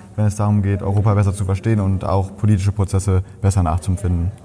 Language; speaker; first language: German; native; German